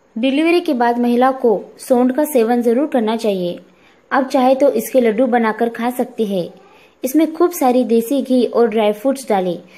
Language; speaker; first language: Hindi; non-native, local second language; Marathi